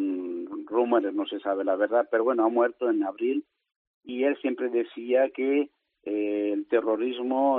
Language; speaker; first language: Spanish; native; Spanish